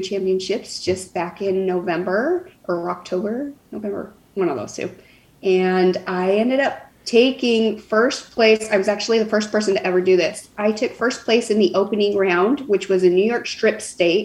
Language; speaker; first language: English; native; English